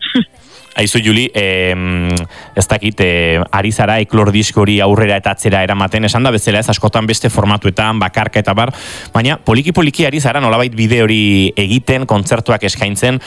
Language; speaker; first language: Basque; native; Basque